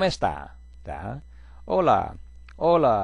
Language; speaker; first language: Spanish; non-native, fluent; Korean